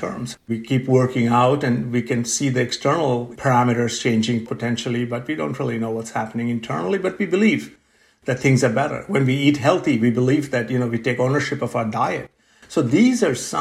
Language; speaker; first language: English; non-native, local second language; Bangla